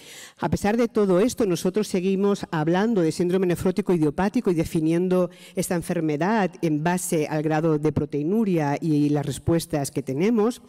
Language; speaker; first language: Spanish; native; Spanish